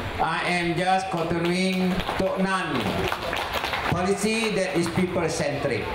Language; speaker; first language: English; non-native, local second language; Malay